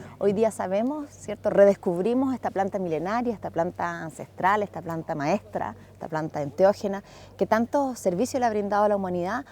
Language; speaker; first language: Spanish; native; Spanish